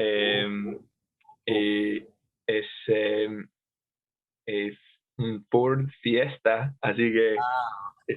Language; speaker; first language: Spanish; non-native, fluent; English